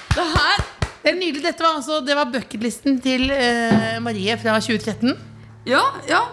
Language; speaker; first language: Norwegian; native; Norwegian